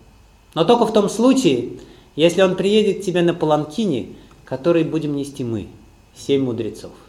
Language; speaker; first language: Russian; native; Russian